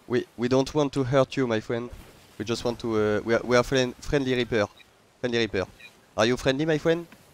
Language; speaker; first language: English; non-native, learner; French